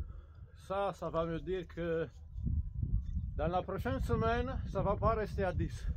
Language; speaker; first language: French; non-native, fluent; Romanian